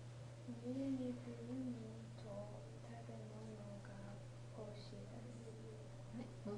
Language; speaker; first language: Japanese; non-native, learner; English